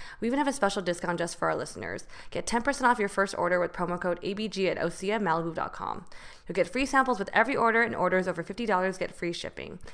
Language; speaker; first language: English; early bilingual, other home language; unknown